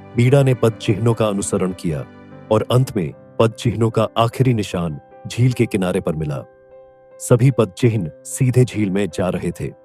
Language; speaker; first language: Hindi; non-native, local second language; Nyishi